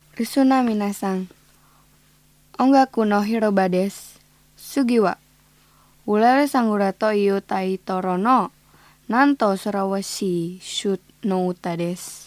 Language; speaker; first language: Japanese; non-native, fluent; Indonesian